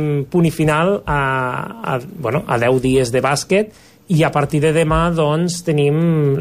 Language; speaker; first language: Catalan; native; Catalan